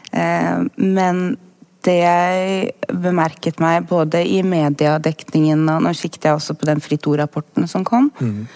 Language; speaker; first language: Norwegian; native; Norwegian